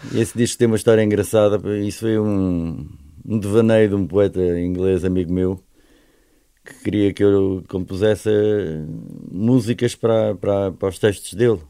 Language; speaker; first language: Portuguese; native; Portuguese